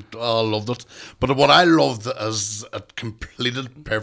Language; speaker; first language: English; native; English